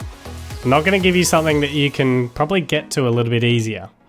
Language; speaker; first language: English; native; English